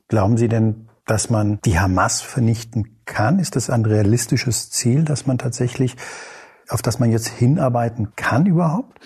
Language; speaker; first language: German; early bilingual, other home language; Spanish